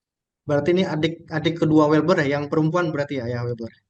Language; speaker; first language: Indonesian; native; Indonesian